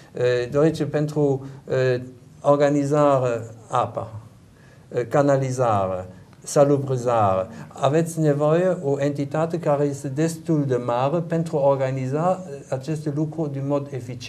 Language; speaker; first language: Romanian; non-native, learner; German